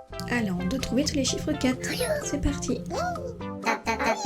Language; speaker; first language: French; native; French